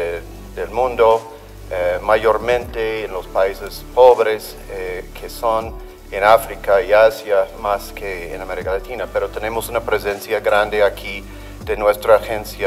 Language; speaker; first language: Spanish; non-native, fluent; English